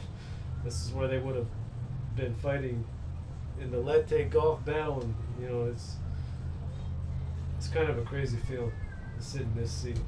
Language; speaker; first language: English; native; English